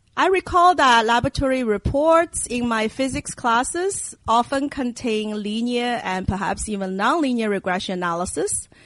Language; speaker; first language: English; non-native, fluent; Chinese